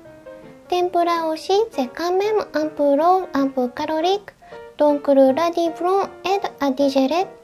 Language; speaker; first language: French; non-native, learner; Japanese